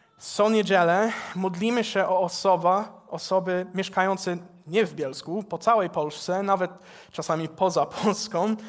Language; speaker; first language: Polish; non-native, fluent; English